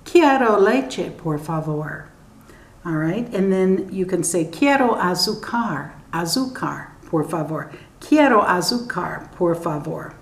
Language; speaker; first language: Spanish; non-native, learner; English